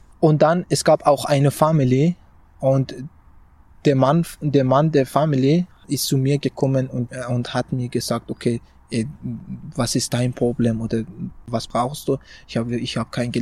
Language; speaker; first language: German; non-native, fluent; Persian